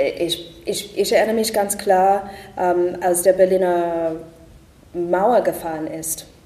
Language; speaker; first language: German; non-native, fluent; English